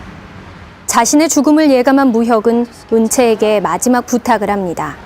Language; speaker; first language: Korean; native; Korean